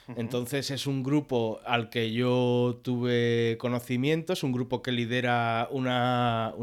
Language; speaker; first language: Spanish; non-native, local second language; Catalan